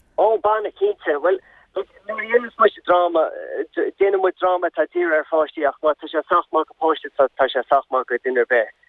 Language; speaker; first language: Irish; non-native, local second language; English